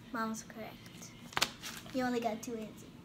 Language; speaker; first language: English; native; English